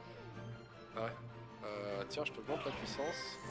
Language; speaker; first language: French; native; French